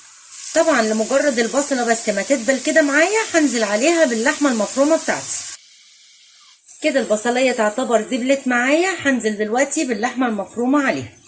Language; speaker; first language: Arabic; native; Arabic